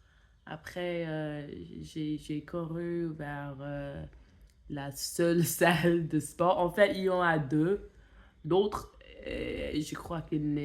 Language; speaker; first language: French; non-native, fluent; English